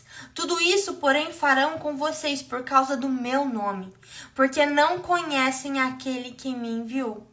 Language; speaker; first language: Portuguese; native; Portuguese